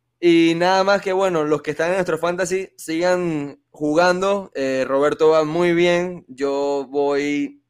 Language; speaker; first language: Spanish; native; Spanish